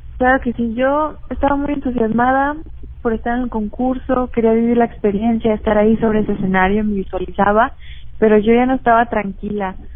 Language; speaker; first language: Spanish; native; Spanish